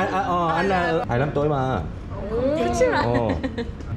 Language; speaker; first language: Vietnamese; non-native, learner; Korean